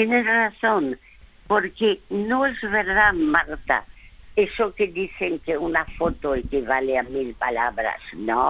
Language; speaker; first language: Spanish; early bilingual, other home language; French